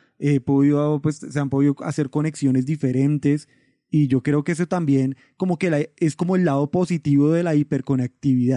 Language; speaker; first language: Spanish; native; Spanish